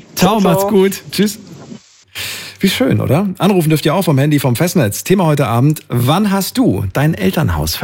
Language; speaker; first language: German; native; German